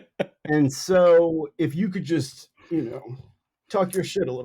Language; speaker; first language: English; native; English